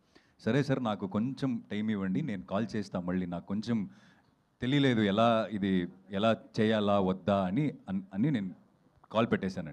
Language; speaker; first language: Telugu; non-native, fluent; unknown